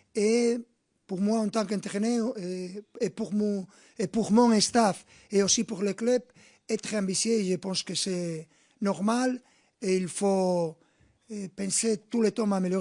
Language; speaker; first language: French; non-native, fluent; Spanish